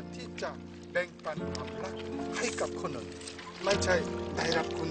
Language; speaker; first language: Thai; non-native, fluent; Korean